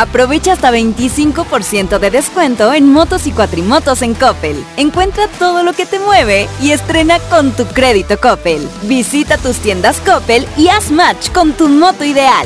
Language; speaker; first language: Spanish; native; Spanish